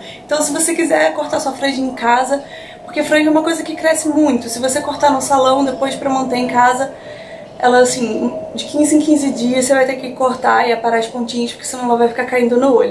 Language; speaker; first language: Portuguese; native; Portuguese